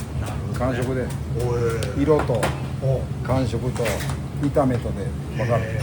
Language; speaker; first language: Japanese; native; Japanese